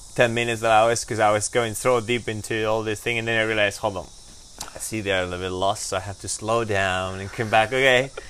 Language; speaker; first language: English; non-native, fluent; Spanish